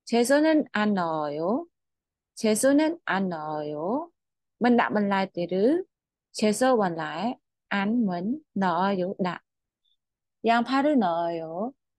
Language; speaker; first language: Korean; non-native, fluent; Khmer